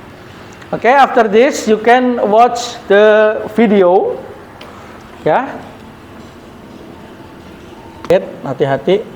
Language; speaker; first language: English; non-native, learner; Indonesian